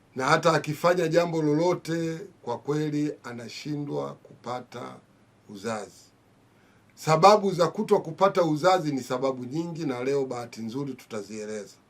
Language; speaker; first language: Swahili; native; Swahili